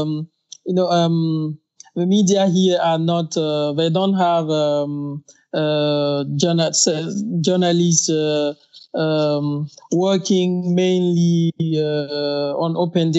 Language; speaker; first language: English; non-native, fluent; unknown